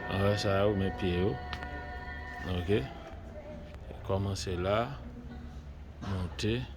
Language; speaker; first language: French; non-native, learner; Haitian Creole